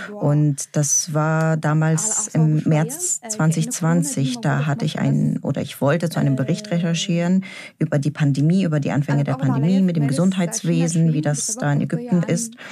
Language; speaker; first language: German; non-native, fluent; Arabic